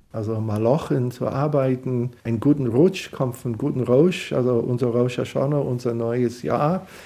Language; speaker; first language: German; non-native, fluent; English